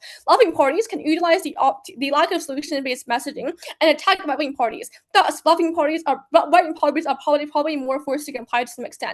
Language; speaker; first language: English; non-native, fluent; Chinese